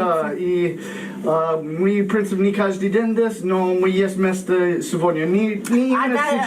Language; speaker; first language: Russian; non-native, learner; English